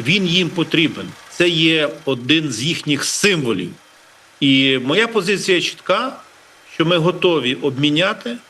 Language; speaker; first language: Ukrainian; native; Ukrainian